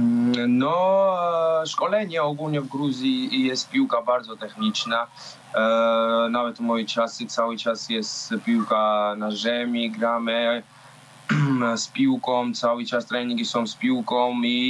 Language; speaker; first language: Polish; non-native, learner; Georgian